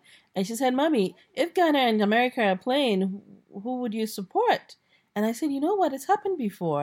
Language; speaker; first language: English; non-native, local second language; Akan